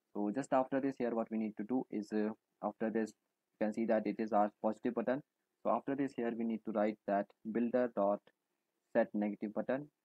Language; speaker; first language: English; non-native, local second language; Hindi